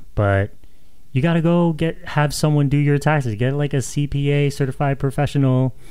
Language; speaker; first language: English; native; English